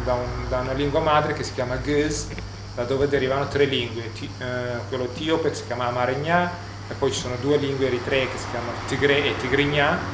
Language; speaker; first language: Italian; non-native, fluent; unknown